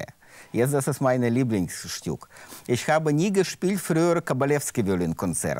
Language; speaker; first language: German; non-native, learner; Russian